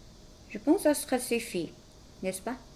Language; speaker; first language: French; non-native, fluent; Korean